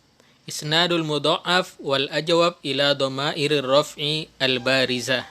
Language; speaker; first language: Arabic; non-native, fluent; Indonesian